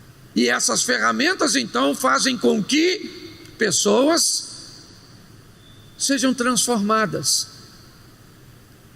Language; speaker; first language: Portuguese; native; Portuguese